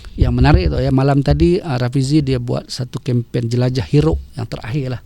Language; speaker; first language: Malay; native; Malay